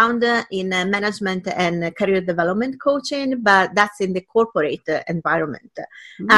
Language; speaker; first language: English; non-native, fluent; Italian